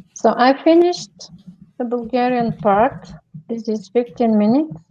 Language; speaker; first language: English; non-native, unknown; Bulgarian